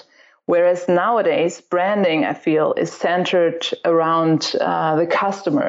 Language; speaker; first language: English; non-native, fluent; German